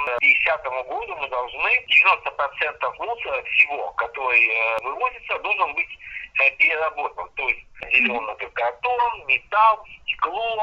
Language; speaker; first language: Russian; native; Russian